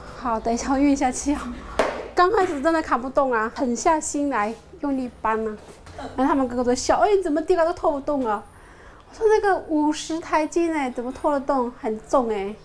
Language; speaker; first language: Chinese; native; Chinese